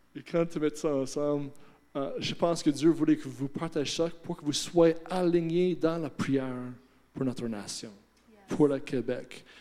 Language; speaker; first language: French; non-native, fluent; English